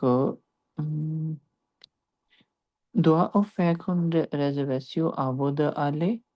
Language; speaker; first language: French; non-native, learner; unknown